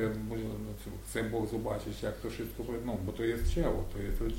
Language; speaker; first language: Polish; non-native, learner; Ukrainian